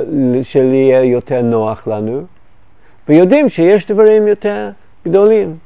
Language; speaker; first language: Hebrew; non-native, fluent; English